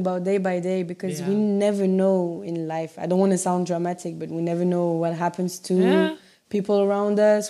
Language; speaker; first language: English; non-native, fluent; French